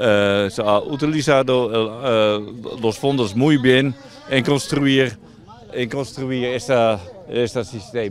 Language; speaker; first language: Spanish; non-native, learner; Dutch